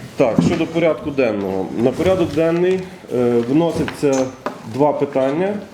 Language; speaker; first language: Ukrainian; native; Ukrainian